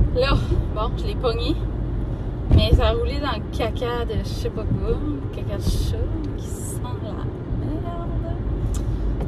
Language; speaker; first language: French; native; French